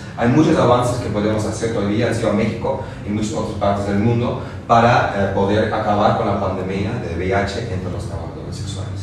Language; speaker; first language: Spanish; non-native, fluent; Dutch